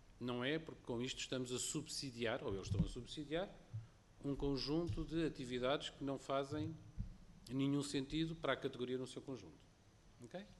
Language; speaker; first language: Portuguese; native; Portuguese